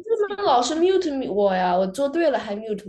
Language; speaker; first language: Chinese; early bilingual, other home language; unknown